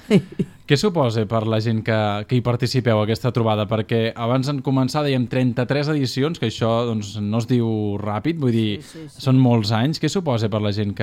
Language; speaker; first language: Catalan; native; Catalan